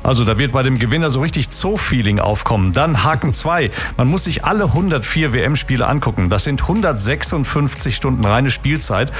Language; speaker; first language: German; native; German